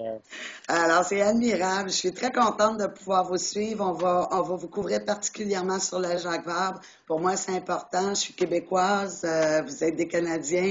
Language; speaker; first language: French; native; French